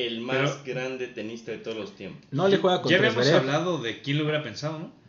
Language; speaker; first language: Spanish; native; Spanish